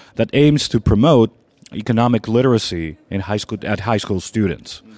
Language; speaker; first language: English; non-native, fluent; Greek